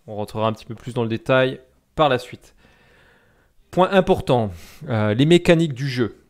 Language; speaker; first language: French; native; French